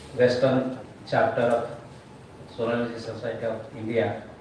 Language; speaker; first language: English; non-native, local second language; Marathi